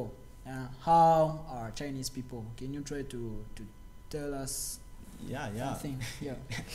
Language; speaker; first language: English; non-native, learner; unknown